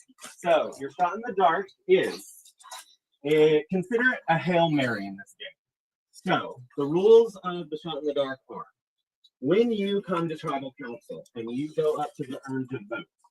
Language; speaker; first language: English; native; English